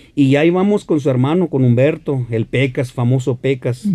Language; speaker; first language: Spanish; native; Spanish